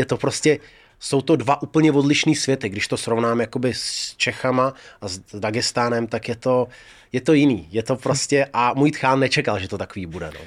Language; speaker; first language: Czech; early bilingual, other home language; Russian